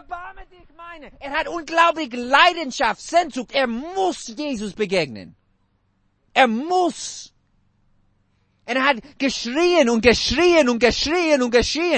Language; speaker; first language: German; non-native, fluent; English